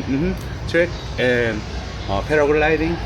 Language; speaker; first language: English; non-native, learner; Korean